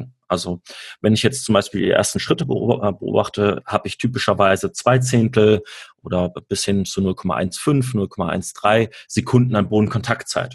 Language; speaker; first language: German; native; German